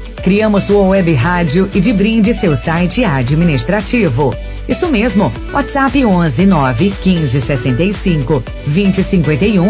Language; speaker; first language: Portuguese; native; Portuguese